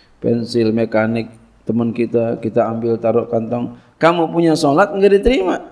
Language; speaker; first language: Indonesian; native; Indonesian